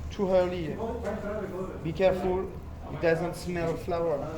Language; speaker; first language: English; non-native, learner; French